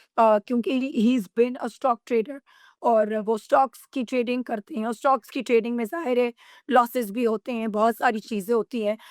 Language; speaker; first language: Urdu; native; Urdu